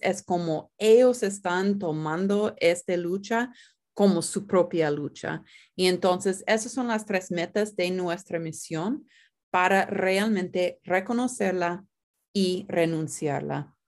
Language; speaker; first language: Spanish; non-native, fluent; English